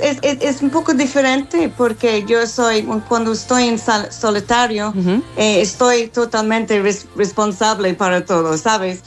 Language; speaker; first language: Spanish; non-native, learner; English